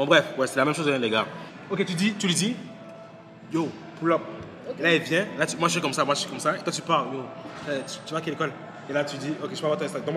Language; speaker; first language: French; native; French